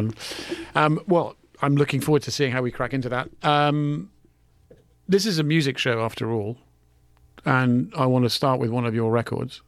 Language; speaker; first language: English; non-native, local second language; French